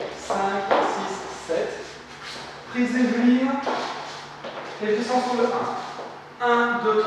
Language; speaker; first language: French; native; French